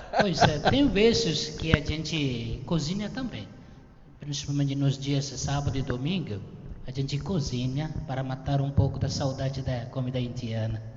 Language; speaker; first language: Portuguese; non-native, fluent; Tamil